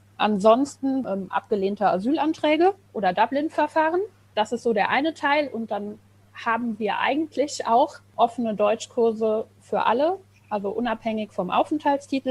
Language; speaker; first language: German; native; German